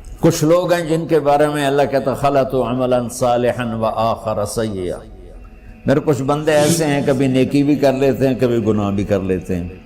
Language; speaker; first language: Urdu; non-native, local second language; Punjabi